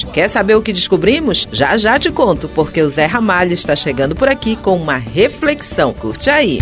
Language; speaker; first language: Portuguese; native; Portuguese